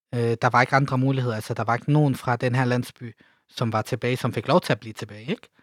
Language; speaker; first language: Danish; early bilingual, other home language; Arabic